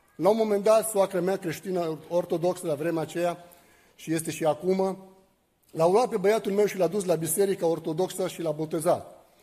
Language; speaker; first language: Romanian; non-native, fluent; Arabic